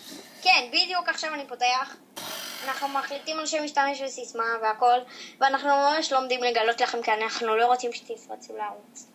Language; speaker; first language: Hebrew; native; Hebrew